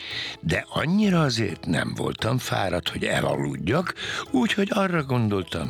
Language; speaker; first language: Hungarian; native; Hungarian